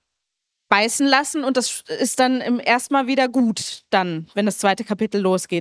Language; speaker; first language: German; native; German